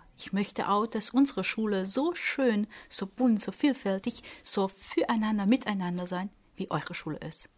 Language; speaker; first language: German; non-native, fluent; Portuguese